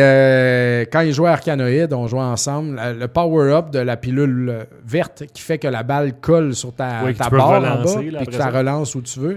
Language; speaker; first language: French; native; French